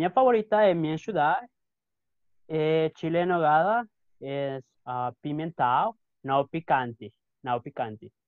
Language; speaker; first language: Portuguese; non-native, learner; Spanish